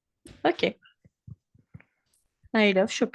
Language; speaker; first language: English; non-native, fluent; French